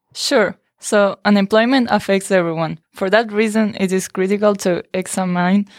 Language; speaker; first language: English; non-native, fluent; Spanish